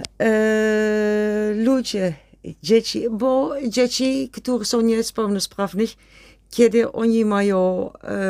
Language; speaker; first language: Polish; non-native, learner; Dutch